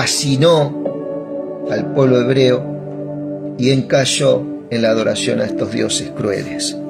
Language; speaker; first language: Spanish; native; Spanish